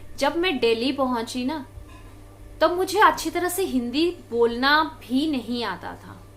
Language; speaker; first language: Hindi; non-native, local second language; Bangla